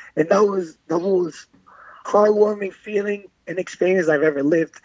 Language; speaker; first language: English; non-native, fluent; Spanish